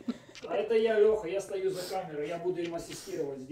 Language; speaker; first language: Russian; native; Russian